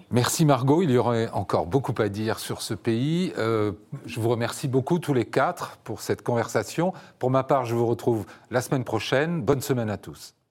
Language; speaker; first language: French; native; French